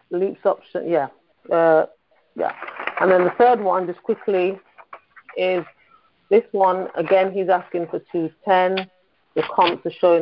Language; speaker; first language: English; native; English